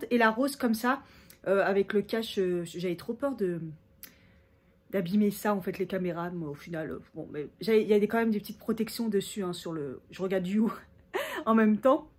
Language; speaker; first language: French; native; French